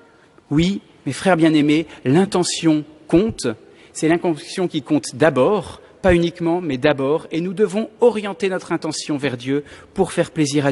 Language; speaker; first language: French; native; French